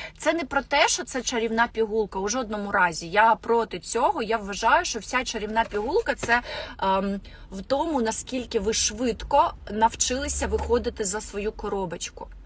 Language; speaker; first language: Ukrainian; non-native, local second language; Russian